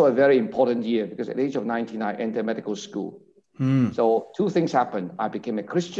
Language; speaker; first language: English; non-native, local second language; Cantonese